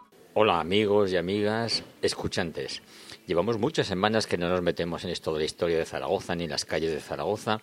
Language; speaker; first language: Spanish; native; Spanish